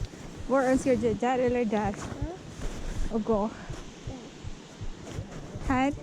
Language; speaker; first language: Norwegian; non-native, learner; Filipino